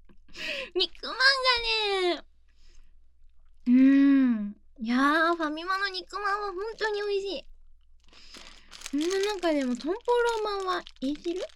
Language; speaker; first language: Japanese; native; Japanese